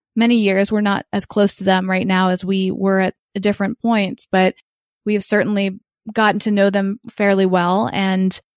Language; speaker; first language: English; early bilingual, other home language; Ukrainian